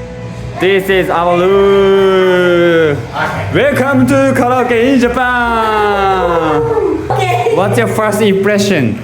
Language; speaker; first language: English; non-native, learner; Japanese